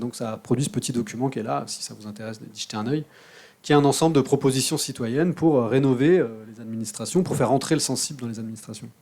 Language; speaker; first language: French; native; French